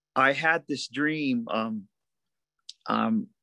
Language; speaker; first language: English; native; English